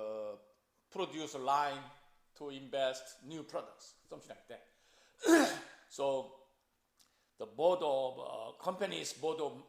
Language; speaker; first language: English; non-native, fluent; Korean